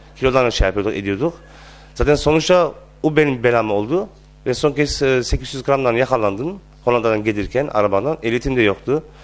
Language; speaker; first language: Turkish; early bilingual, heritage; Turkish